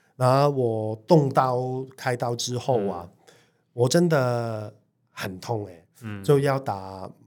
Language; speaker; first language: Chinese; non-native, local second language; Cantonese